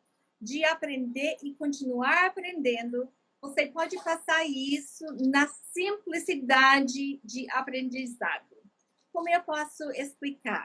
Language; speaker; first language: Portuguese; non-native, fluent; English